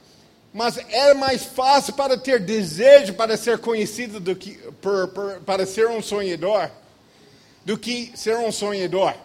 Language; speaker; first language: Portuguese; non-native, fluent; English